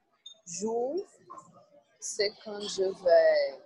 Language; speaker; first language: French; non-native, learner; Portuguese